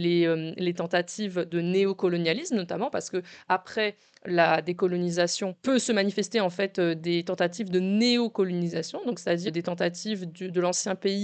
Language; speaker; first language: French; native; French